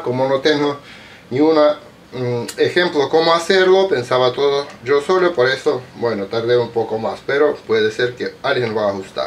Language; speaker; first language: Spanish; non-native, learner; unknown